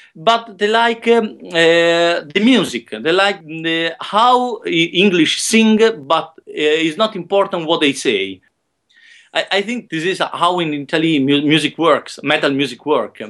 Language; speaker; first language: English; non-native, learner; Italian